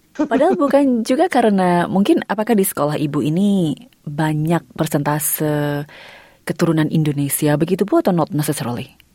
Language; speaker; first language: Indonesian; native; Indonesian